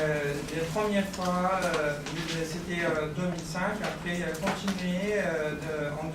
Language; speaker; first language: French; non-native, fluent; Persian